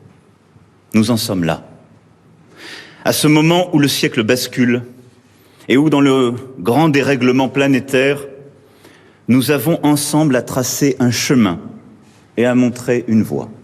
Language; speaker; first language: French; native; French